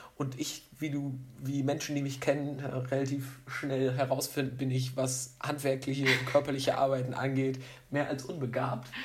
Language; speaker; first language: German; native; German